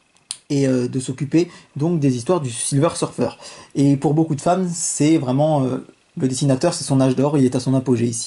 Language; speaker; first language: French; native; French